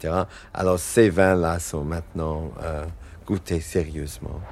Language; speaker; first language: French; non-native, fluent; English